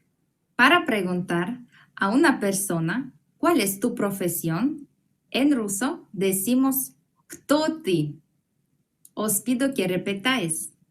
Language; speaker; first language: Spanish; non-native, fluent; Russian